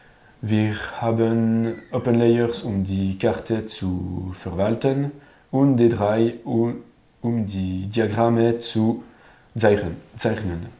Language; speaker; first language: German; non-native, learner; French